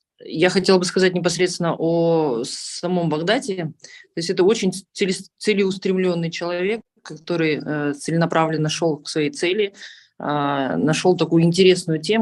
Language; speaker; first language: Russian; native; Russian